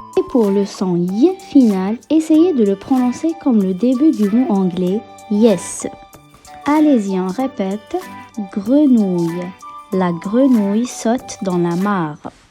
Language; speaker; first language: French; non-native, local second language; Arabic